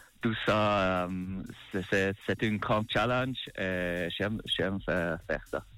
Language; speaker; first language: French; non-native, learner; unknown